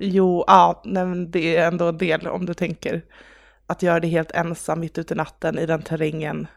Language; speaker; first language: Swedish; native; Swedish